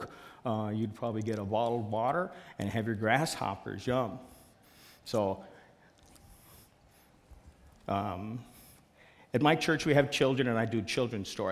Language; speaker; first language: English; native; English